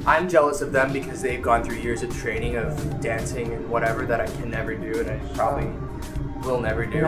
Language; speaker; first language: English; native; English